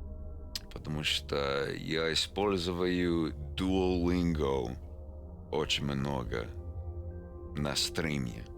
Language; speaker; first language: Russian; non-native, learner; English